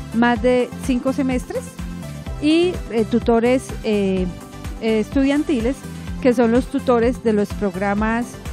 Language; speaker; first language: Spanish; non-native, fluent; French